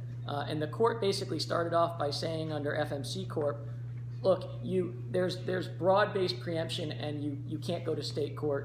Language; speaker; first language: English; native; English